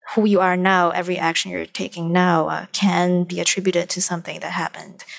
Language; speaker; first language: English; non-native, local second language; Chinese